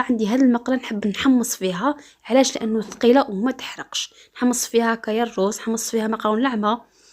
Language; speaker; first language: Arabic; native; Arabic